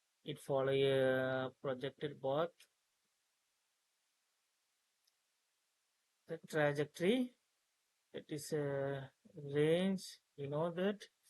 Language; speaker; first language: English; non-native, local second language; Tamil